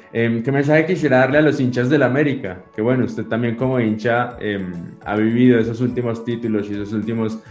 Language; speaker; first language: Spanish; native; Spanish